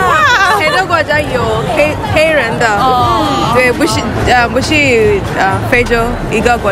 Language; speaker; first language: Chinese; non-native, learner; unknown